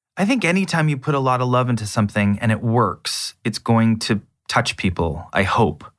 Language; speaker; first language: English; native; English